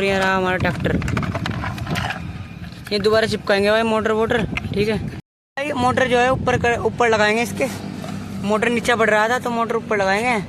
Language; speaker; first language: Hindi; native; Hindi